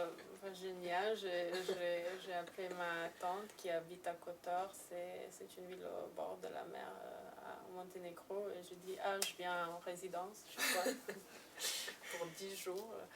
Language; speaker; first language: French; non-native, fluent; Serbian